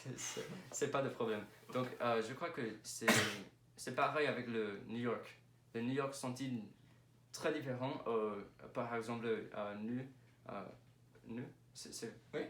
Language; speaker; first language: French; non-native, learner; English